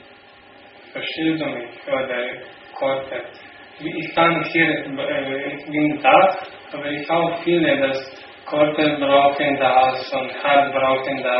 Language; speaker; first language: German; non-native, learner; Slovenian